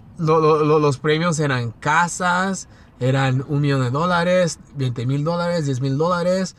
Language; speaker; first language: Spanish; early bilingual, heritage; Spanish